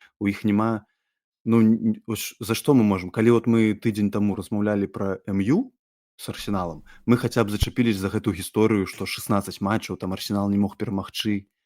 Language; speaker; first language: Belarusian; non-native, local second language; Russian